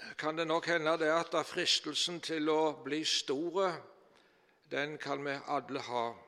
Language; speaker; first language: Norwegian; native; Norwegian